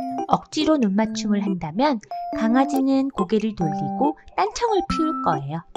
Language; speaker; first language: Korean; native; Korean